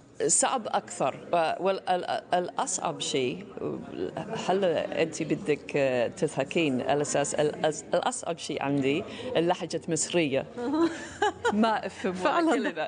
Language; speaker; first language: Arabic; non-native, fluent; English